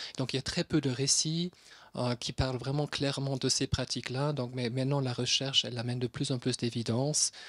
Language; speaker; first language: French; non-native, fluent; German